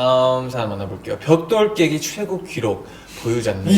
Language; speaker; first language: Korean; native; Korean